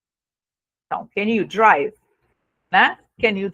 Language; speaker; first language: English; non-native, fluent; Portuguese